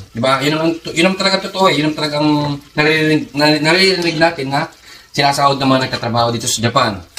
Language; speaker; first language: Filipino; native; Filipino